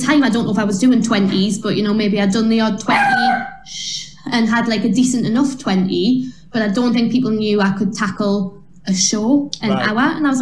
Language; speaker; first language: English; native; English